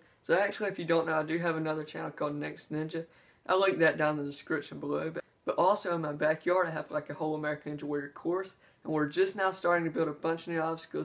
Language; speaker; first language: English; native; English